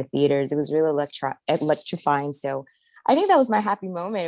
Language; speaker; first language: English; native; English